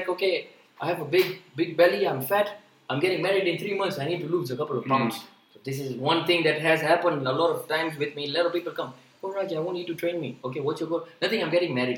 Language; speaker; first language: English; non-native, local second language; Gujarati